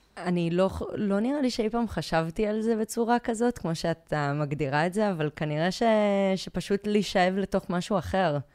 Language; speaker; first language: Hebrew; early bilingual, other home language; English